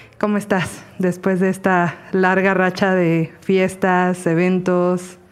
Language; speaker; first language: Spanish; native; Spanish